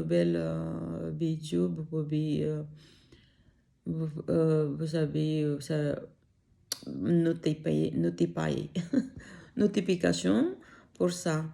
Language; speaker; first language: French; non-native, learner; Filipino